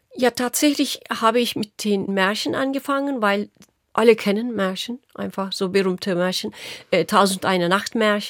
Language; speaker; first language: German; non-native, local second language; Turkish